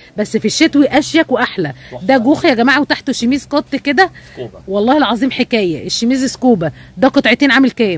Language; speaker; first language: Arabic; native; Arabic